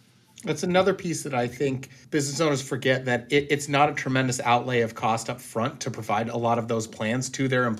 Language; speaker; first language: English; native; English